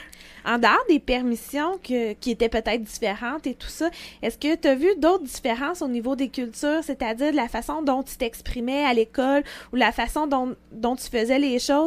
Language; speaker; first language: French; native; French